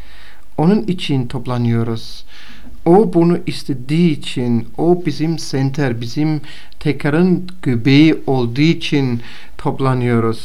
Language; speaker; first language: Turkish; non-native, fluent; Bulgarian